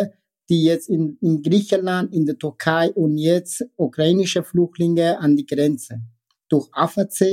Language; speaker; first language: German; non-native, fluent; Persian